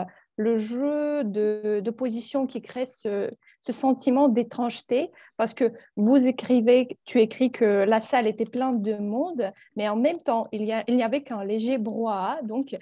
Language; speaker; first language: French; non-native, fluent; Russian